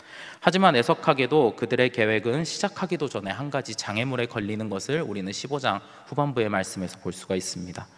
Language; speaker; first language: Korean; native; Korean